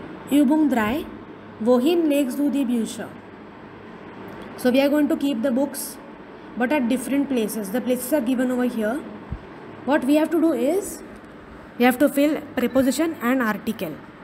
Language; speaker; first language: English; non-native, local second language; Marathi